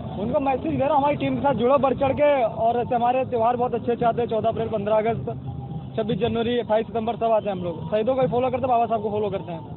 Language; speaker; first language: Hindi; non-native, local second language; Punjabi